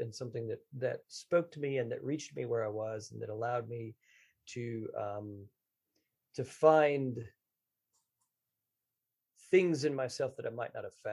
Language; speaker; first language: English; native; English